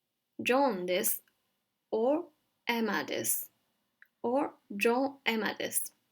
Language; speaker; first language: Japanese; non-native, fluent; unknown